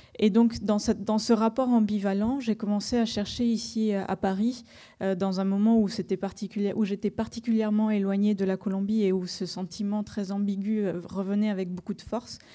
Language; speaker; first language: French; non-native, fluent; Spanish